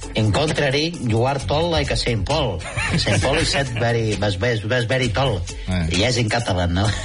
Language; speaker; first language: English; non-native, learner; Catalan